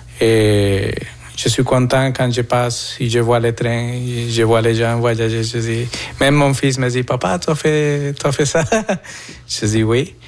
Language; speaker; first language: French; non-native, fluent; Spanish